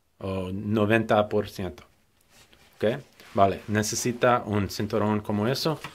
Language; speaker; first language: Spanish; non-native, learner; English